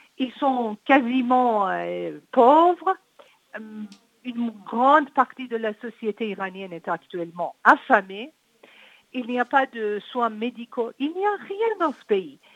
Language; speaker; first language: French; non-native, fluent; Persian